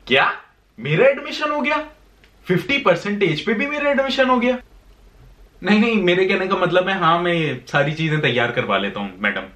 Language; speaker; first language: Urdu; native; Urdu